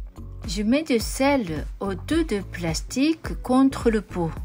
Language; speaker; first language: French; non-native, fluent; Japanese